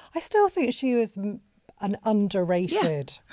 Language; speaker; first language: English; native; English